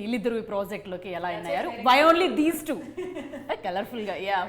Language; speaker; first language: Telugu; native; Telugu